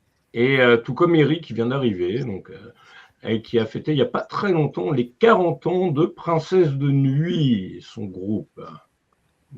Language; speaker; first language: French; native; French